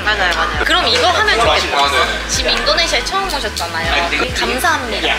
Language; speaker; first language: Korean; non-native, local second language; Indonesian